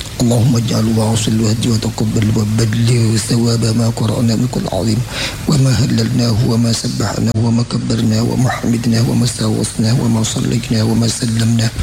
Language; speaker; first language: Arabic; non-native, fluent; Javanese